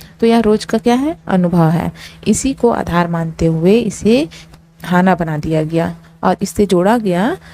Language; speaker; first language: Hindi; native; Hindi